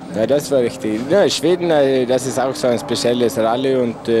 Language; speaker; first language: German; non-native, learner; Swedish